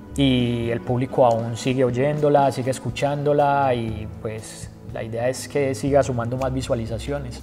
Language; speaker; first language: Spanish; native; Spanish